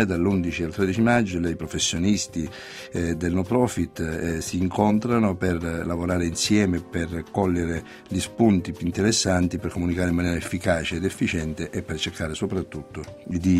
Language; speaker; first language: Italian; native; Italian